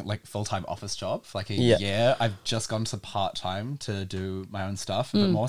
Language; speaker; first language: English; native; English